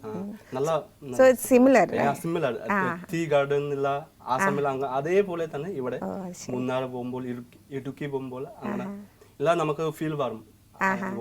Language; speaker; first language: Malayalam; non-native, learner; Assamese